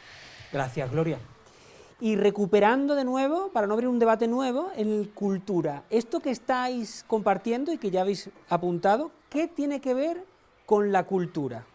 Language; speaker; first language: Spanish; native; Spanish